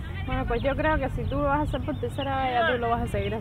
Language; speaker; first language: Spanish; native; Spanish